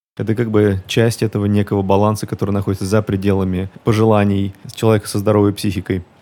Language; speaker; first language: Russian; native; Russian